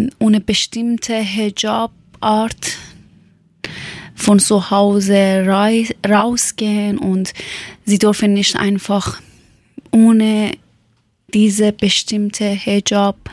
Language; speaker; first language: German; non-native, learner; Persian